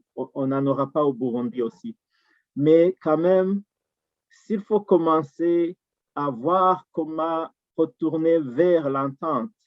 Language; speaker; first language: French; non-native, local second language; Rundi